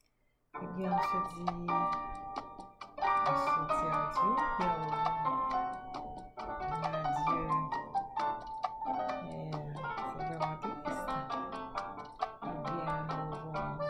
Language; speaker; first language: French; non-native, local second language; Haitian Creole